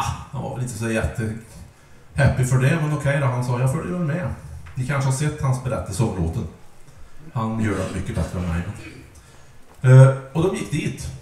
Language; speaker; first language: Swedish; native; Swedish